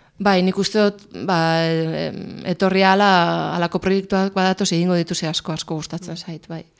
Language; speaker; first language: Basque; non-native, local second language; Spanish